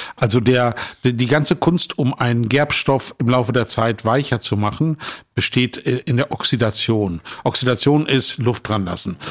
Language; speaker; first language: German; native; German